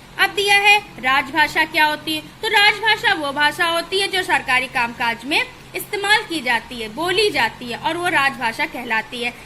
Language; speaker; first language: Hindi; native; Hindi